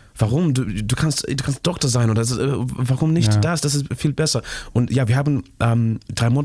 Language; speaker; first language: German; non-native, learner; English